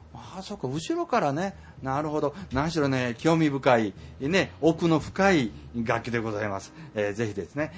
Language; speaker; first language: Japanese; native; Japanese